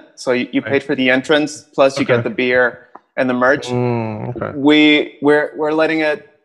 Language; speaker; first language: English; native; English